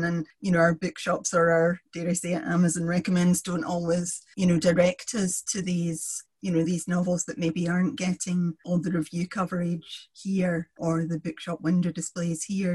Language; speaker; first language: English; native; English